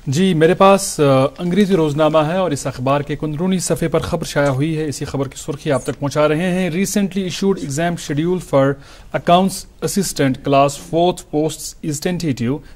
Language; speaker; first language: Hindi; non-native, local second language; Kashmiri